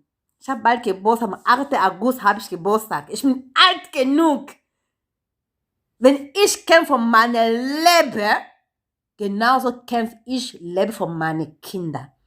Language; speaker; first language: German; non-native, learner; Lingala